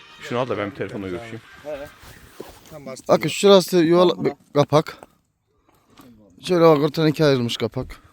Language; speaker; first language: Turkish; native; Turkish